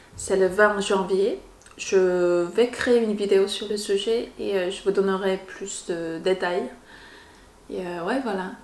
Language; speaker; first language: French; non-native, fluent; Korean